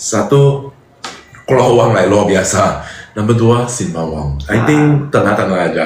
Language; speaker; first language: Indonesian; non-native, fluent; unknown